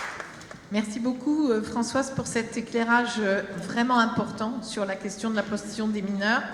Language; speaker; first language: French; native; French